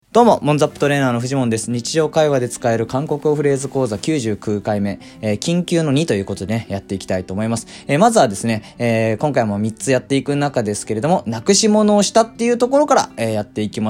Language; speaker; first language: Japanese; native; Japanese